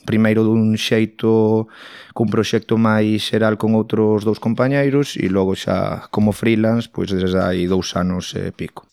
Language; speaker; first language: Galician; non-native, local second language; Spanish